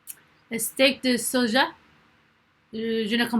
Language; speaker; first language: French; non-native, learner; English